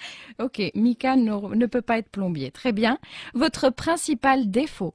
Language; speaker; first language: French; non-native, local second language; Arabic